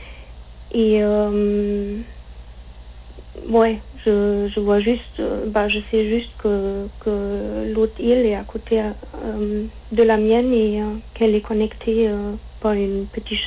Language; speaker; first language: French; non-native, fluent; German